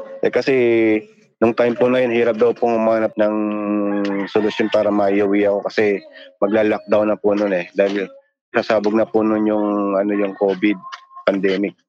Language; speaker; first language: Filipino; native; Filipino